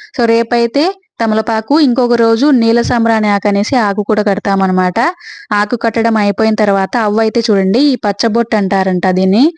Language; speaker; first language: Telugu; non-native, local second language; Lambadi